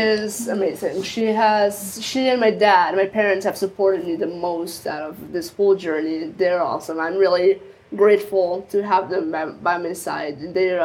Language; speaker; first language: English; early bilingual, other home language; Spanish